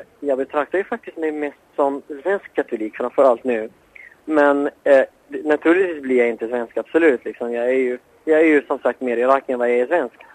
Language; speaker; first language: Swedish; non-native, fluent; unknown